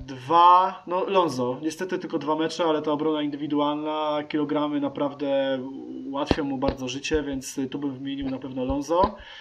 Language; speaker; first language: Polish; native; Polish